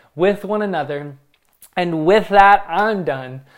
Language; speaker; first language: English; native; English